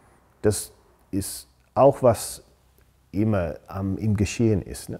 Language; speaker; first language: German; non-native, fluent; English